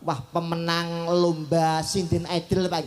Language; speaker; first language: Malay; non-native, local second language; Javanese